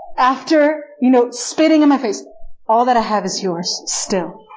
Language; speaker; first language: English; non-native, fluent; Spanish